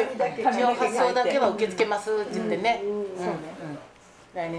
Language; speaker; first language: Japanese; native; Japanese